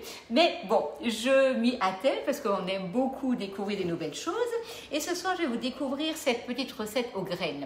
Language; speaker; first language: French; native; French